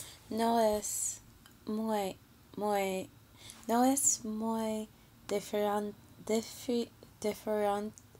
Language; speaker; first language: Spanish; non-native, learner; English